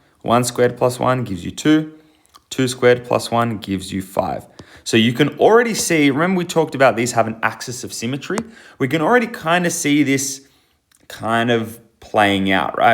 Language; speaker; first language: English; native; English